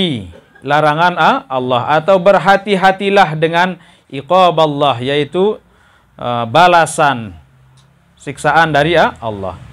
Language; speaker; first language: Indonesian; non-native, local second language; Sasak